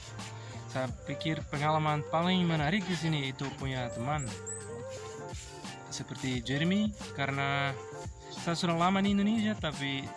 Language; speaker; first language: Indonesian; non-native, learner; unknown